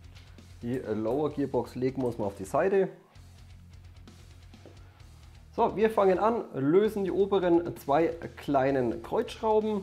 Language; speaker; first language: German; native; German